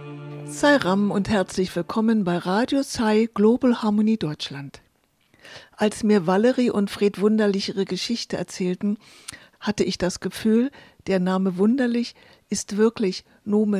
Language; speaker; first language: German; native; German